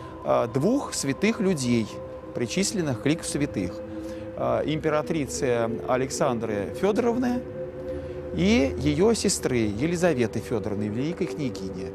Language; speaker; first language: Russian; native; Russian